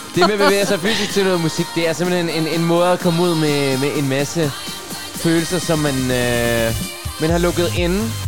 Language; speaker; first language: Danish; non-native, local second language; Russian